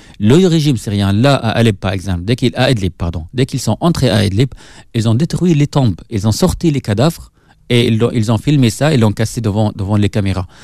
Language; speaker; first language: French; non-native, fluent; Arabic